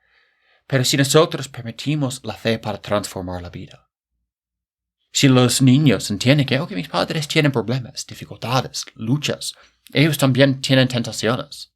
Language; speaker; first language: Spanish; non-native, fluent; English